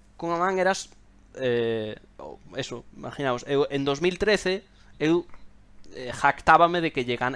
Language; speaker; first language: Galician; non-native, local second language; Spanish